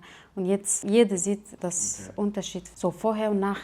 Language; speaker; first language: German; non-native, fluent; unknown